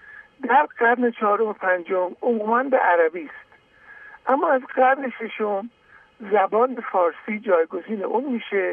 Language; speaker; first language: Persian; native; Persian